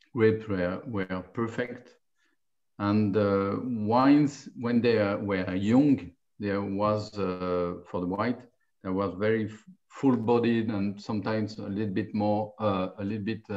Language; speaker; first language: English; non-native, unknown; French